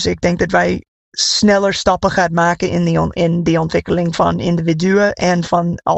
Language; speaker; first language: Dutch; non-native, fluent; English